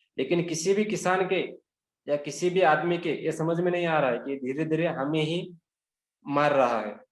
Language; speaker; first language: Hindi; non-native, local second language; Marathi